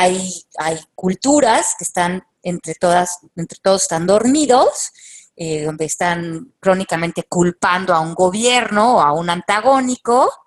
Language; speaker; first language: Spanish; native; Spanish